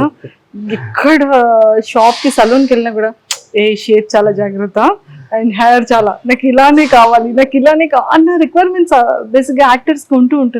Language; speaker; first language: Telugu; native; Telugu